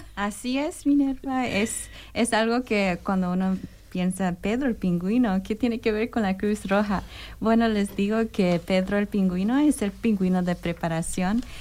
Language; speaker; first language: Spanish; early bilingual, heritage; Spanish